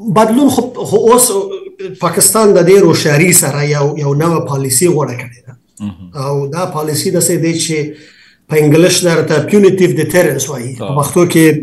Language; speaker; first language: Pashto; non-native, local second language; Persian